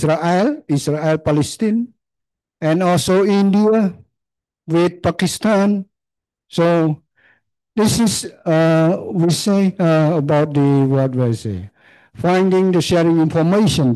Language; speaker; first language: English; non-native, learner; Khmer